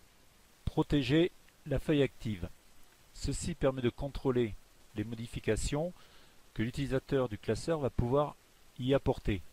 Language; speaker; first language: French; native; French